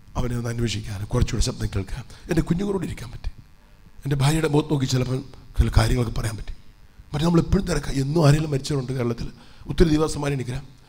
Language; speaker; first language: Malayalam; early bilingual, heritage; Malayalam